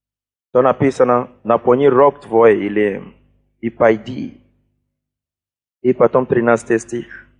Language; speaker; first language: Russian; non-native, fluent; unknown